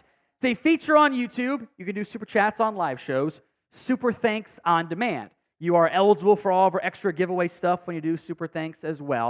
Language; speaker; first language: English; native; English